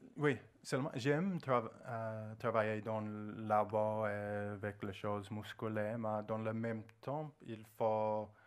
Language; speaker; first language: French; non-native, learner; English